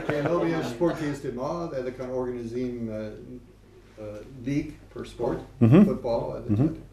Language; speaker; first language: Albanian; non-native, learner; English